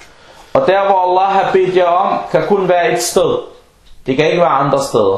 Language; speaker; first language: Danish; non-native, local second language; Arabic